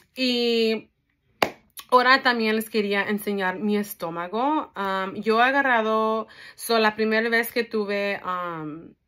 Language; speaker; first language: Spanish; early bilingual, heritage; Spanish